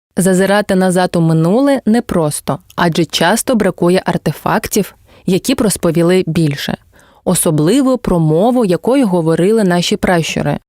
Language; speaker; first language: Ukrainian; non-native, local second language; Crimean Tatar